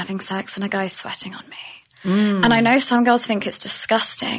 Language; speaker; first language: English; native; English